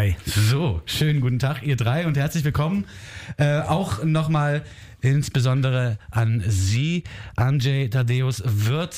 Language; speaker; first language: German; native; German